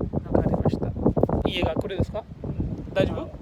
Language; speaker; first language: Japanese; non-native, learner; Urdu